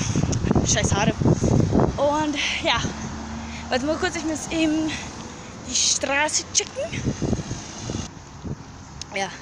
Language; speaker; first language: German; early bilingual, other home language; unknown